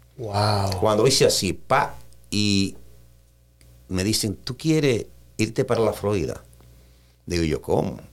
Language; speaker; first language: Spanish; native; Spanish